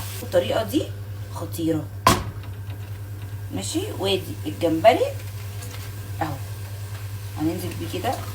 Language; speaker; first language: Arabic; native; Arabic